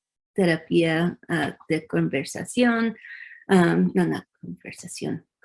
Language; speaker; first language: Spanish; early bilingual, heritage; English